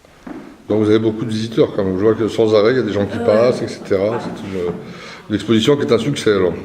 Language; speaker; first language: French; native; French